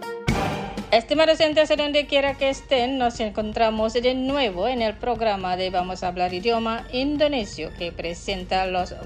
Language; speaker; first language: Spanish; non-native, fluent; Indonesian